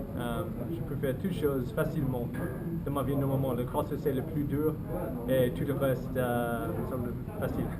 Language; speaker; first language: French; non-native, learner; English